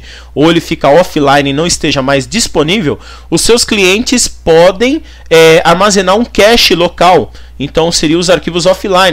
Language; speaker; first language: Portuguese; native; Portuguese